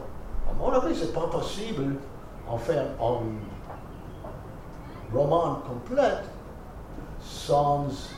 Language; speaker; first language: French; non-native, fluent; English